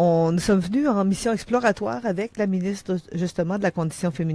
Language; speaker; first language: French; native; French